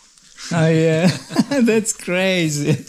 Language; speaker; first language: English; non-native, learner; Ukrainian